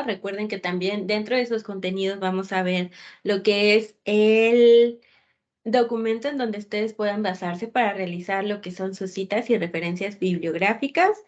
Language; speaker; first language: Spanish; native; Spanish